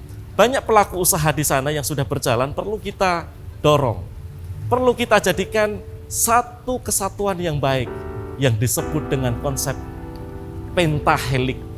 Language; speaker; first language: Indonesian; native; Indonesian